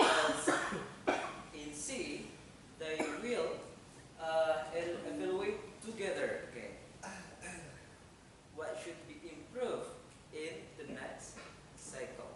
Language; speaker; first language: English; non-native, fluent; Indonesian